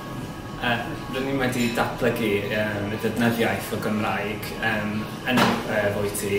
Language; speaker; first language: Welsh; non-native, learner; English